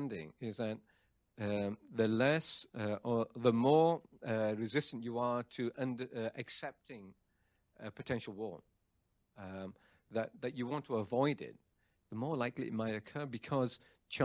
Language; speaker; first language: English; native; English